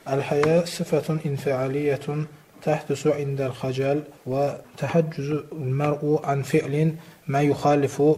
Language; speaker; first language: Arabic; non-native, learner; Azerbaijani